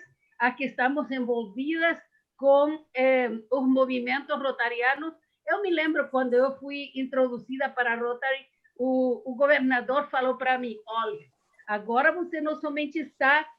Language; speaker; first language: Portuguese; non-native, fluent; Spanish